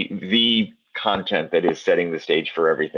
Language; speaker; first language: English; native; English